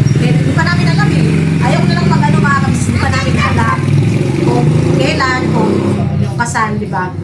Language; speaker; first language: Filipino; native; Filipino